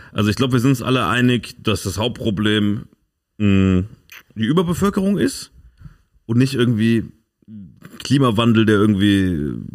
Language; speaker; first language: German; native; German